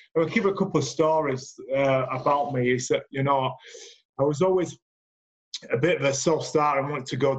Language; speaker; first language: English; native; English